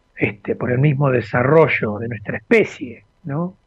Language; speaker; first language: Spanish; native; Spanish